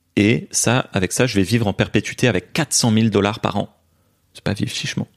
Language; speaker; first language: French; native; French